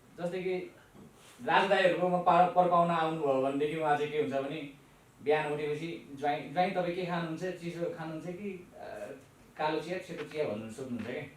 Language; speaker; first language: Nepali; non-native, local second language; Eastern Tamang